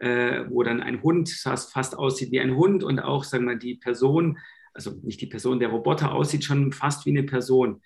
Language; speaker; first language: German; native; German